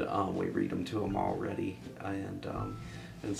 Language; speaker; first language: English; native; English